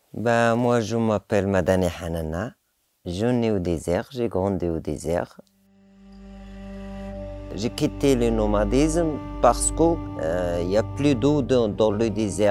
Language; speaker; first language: French; non-native, learner; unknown